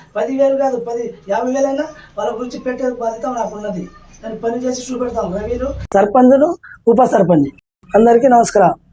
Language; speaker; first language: Telugu; non-native, local second language; Lambadi